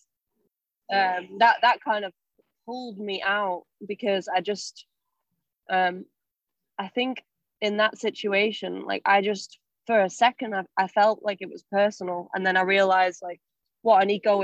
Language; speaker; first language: English; native; English